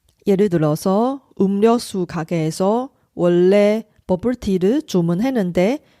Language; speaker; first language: Korean; non-native, fluent; Chinese